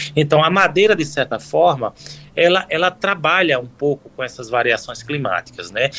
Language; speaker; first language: Portuguese; native; Portuguese